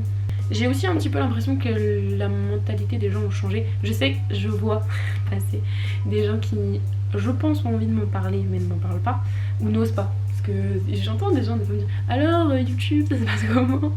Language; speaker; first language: French; native; French